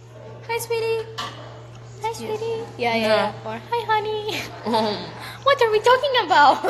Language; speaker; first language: English; non-native, learner; Russian